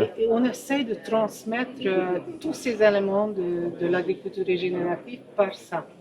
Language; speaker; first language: French; non-native, fluent; Ukrainian